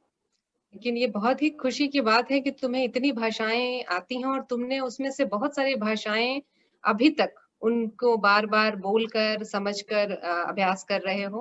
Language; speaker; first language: Hindi; native; Hindi